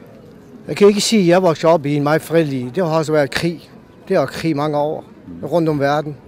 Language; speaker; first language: Danish; non-native, learner; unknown